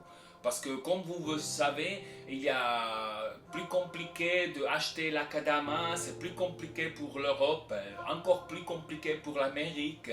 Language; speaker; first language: French; non-native, local second language; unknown